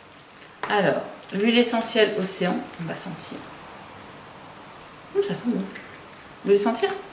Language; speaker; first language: French; native; French